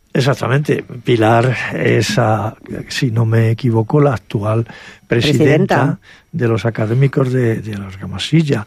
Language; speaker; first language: Spanish; native; Spanish